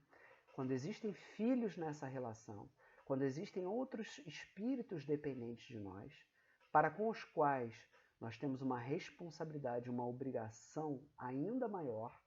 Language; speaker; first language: Portuguese; native; Portuguese